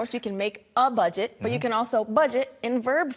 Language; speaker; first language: English; native; English